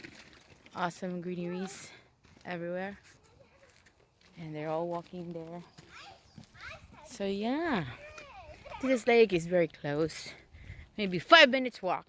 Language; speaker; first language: English; non-native, local second language; Filipino